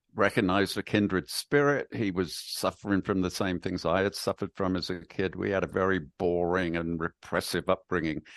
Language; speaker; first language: English; native; English